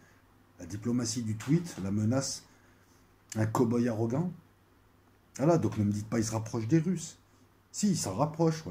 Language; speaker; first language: French; native; French